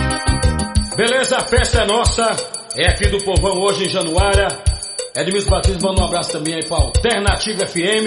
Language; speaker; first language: Portuguese; native; Portuguese